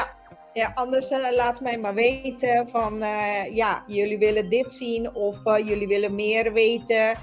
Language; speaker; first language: Dutch; non-native, local second language; Papiamento